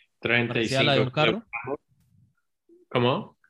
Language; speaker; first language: Spanish; non-native, learner; English